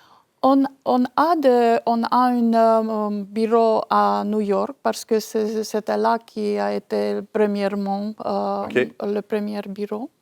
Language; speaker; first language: French; non-native, fluent; Romanian